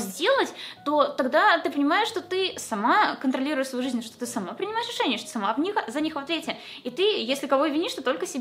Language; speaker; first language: Russian; native; Russian